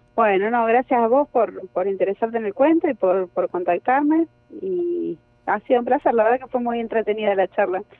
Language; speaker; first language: Spanish; native; Spanish